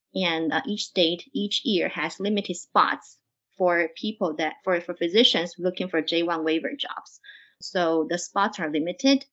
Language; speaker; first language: English; non-native, fluent; Chinese